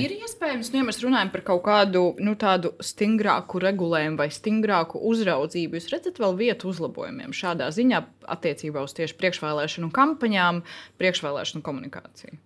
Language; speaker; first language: Latvian; native; Latvian